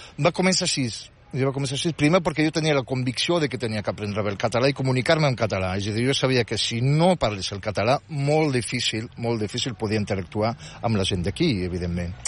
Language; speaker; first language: Catalan; non-native, fluent; Riffian